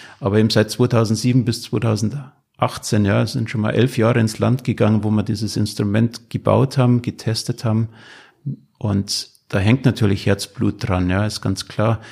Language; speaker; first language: German; native; German